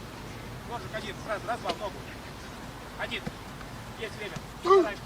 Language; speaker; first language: Russian; native; Russian